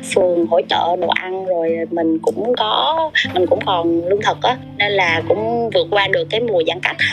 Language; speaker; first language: Vietnamese; native; Vietnamese